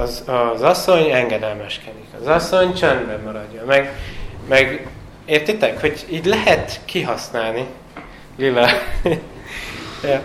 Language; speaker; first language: Hungarian; non-native, fluent; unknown